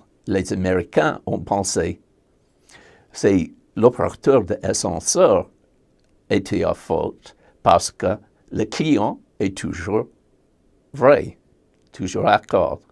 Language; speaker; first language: French; non-native, learner; English